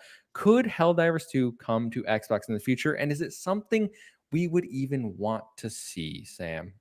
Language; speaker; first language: English; native; English